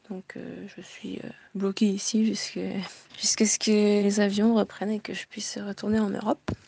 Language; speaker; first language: French; early bilingual, heritage; Japanese